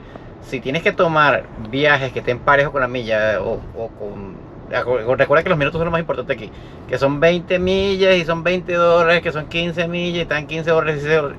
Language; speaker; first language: Spanish; native; Spanish